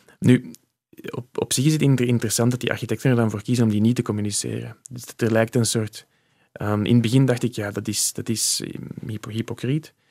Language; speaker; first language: Dutch; native; Dutch